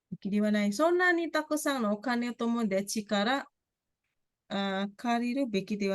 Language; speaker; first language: Japanese; non-native, fluent; Indonesian